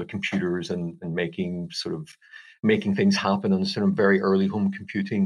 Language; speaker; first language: English; native; English